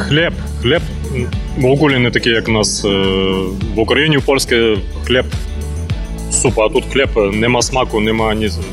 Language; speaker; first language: Polish; non-native, learner; Ukrainian